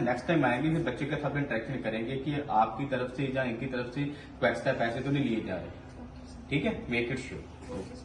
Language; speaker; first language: Hindi; non-native, local second language; Punjabi